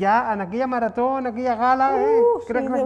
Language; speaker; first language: Catalan; native; Catalan